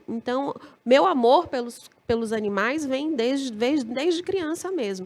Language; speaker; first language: Portuguese; native; Portuguese